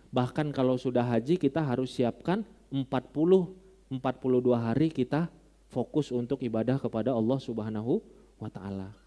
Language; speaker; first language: Indonesian; non-native, local second language; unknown